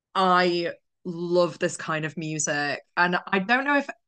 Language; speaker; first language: English; early bilingual, other home language; Polish